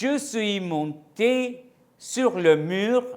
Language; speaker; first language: French; non-native, fluent; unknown